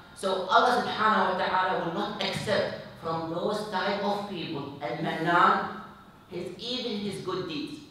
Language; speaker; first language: English; non-native, fluent; Arabic